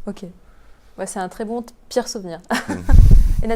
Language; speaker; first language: French; native; French